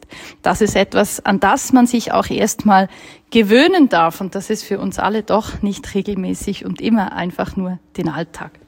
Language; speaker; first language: German; native; German